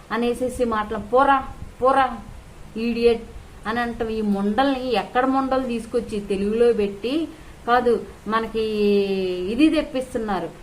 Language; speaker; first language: Telugu; native; Telugu